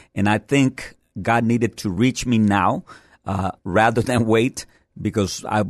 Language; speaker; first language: English; early bilingual, other home language; Spanish